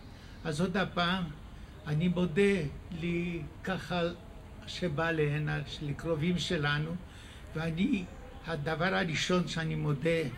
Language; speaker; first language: Hebrew; non-native, fluent; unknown